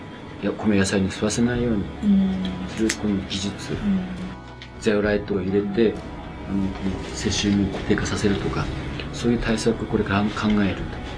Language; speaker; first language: Japanese; native; Japanese